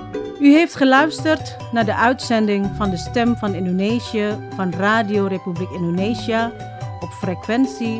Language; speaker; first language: Dutch; non-native, fluent; Indonesian